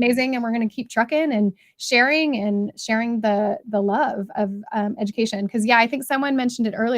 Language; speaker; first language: English; native; English